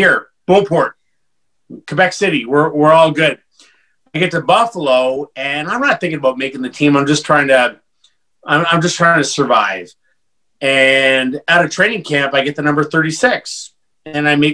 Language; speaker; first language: English; native; English